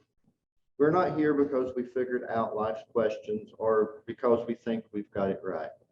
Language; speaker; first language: English; native; English